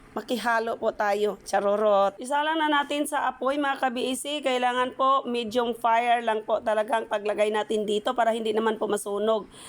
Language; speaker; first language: Filipino; non-native, local second language; Cebuano